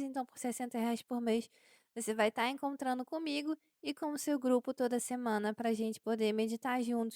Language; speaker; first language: Portuguese; native; Portuguese